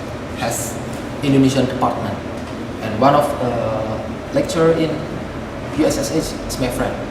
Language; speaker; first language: English; non-native, fluent; Indonesian